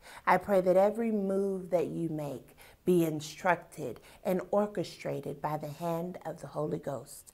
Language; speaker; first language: English; native; English